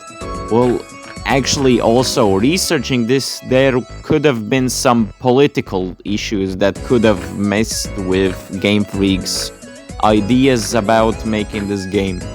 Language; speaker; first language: English; non-native, fluent; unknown